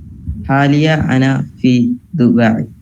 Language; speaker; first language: Arabic; non-native, learner; Malayalam